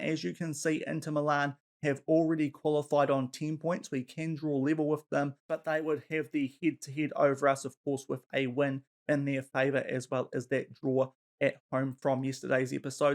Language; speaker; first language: English; native; English